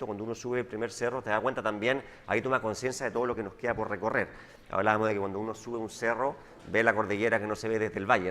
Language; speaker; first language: Spanish; native; Spanish